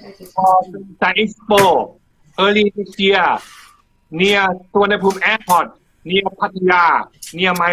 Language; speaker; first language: English; non-native, learner; Thai